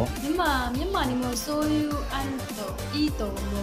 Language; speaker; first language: Japanese; non-native, learner; Burmese